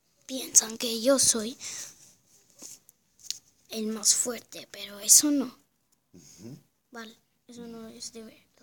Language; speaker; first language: Spanish; non-native, learner; German